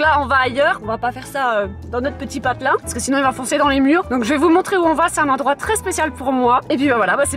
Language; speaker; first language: French; native; French